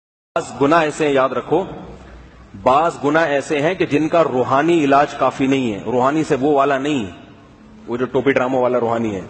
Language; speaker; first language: Urdu; native; Urdu